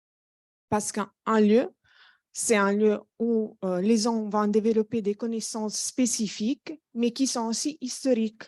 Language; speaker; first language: French; non-native, fluent; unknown